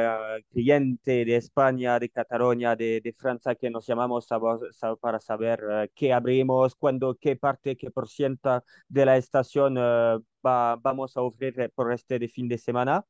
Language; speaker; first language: Spanish; non-native, learner; French